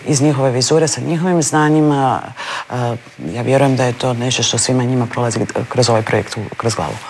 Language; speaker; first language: Croatian; native; Croatian